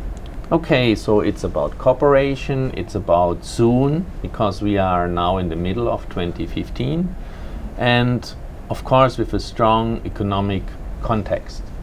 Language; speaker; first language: English; non-native, fluent; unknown